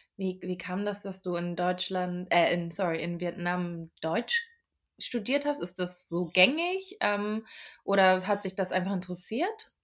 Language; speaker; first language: German; native; German